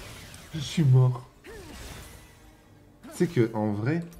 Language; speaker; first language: French; native; French